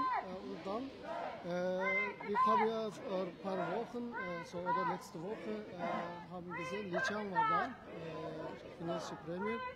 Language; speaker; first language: German; non-native, learner; Uyghur